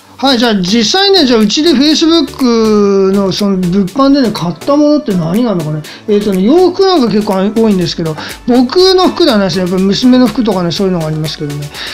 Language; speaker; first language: Japanese; native; Japanese